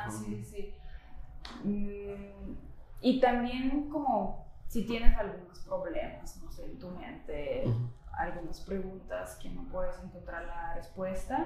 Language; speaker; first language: Spanish; non-native, fluent; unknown